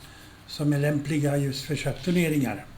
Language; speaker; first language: Swedish; non-native, fluent; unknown